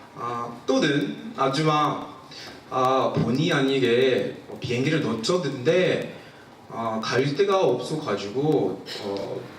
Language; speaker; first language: Korean; non-native, fluent; English